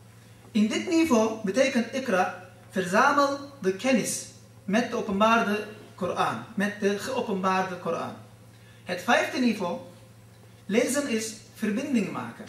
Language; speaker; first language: Dutch; non-native, fluent; Turkish